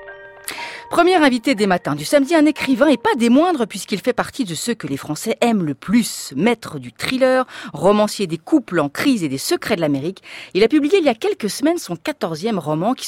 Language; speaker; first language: French; native; French